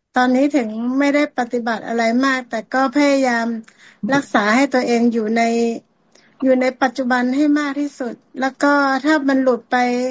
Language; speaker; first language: Thai; native; Thai